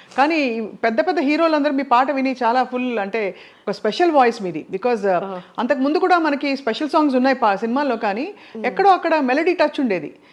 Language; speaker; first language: Telugu; native; Telugu